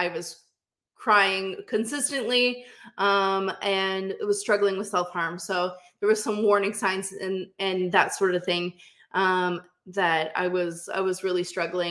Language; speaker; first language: English; native; English